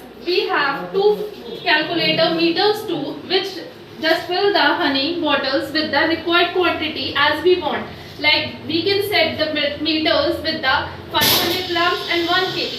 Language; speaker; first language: English; non-native, local second language; Hindi